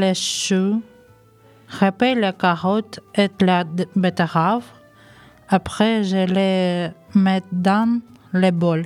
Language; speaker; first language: French; non-native, learner; Ukrainian